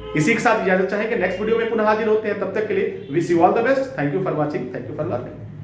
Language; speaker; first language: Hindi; native; Hindi